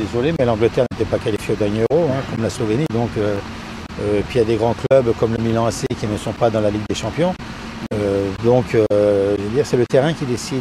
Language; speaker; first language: French; native; French